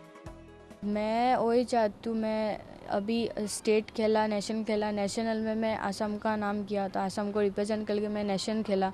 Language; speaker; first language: Hindi; non-native, local second language; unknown